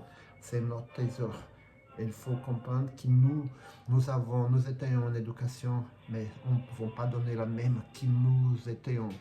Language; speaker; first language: French; non-native, fluent; Portuguese